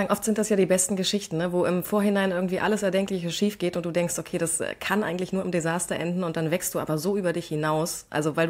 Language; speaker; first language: German; native; German